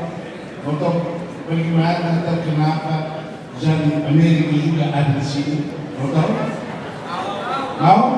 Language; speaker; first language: Indonesian; non-native, fluent; Tetum